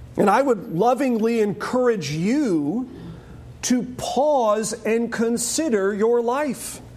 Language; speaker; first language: English; native; English